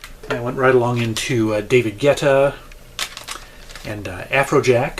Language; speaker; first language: English; native; English